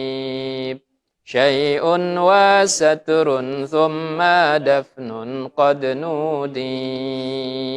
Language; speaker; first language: Arabic; non-native, fluent; Indonesian